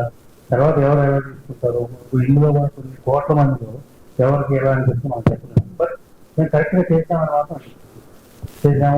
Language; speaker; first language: Telugu; native; Telugu